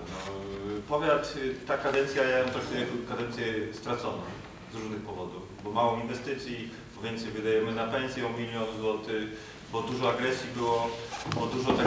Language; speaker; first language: Polish; native; Polish